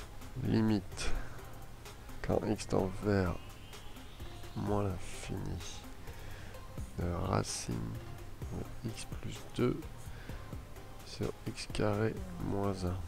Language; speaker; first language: French; native; French